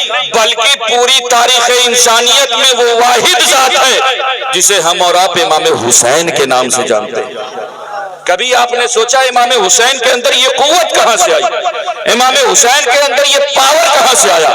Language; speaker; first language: Urdu; native; Urdu